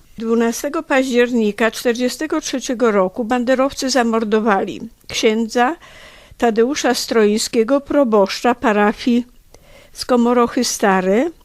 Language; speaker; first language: Polish; native; Polish